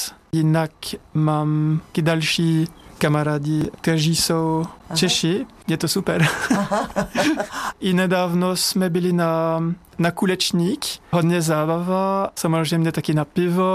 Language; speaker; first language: Czech; non-native, learner; French